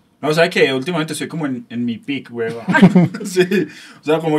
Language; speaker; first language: Spanish; native; Spanish